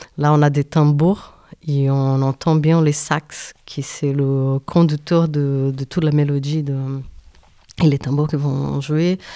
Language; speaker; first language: French; non-native, fluent; Portuguese